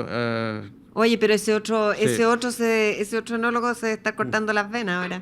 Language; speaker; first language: Spanish; native; Spanish